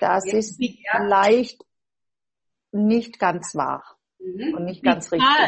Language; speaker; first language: German; non-native, fluent; English